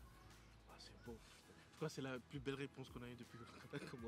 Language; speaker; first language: French; native; French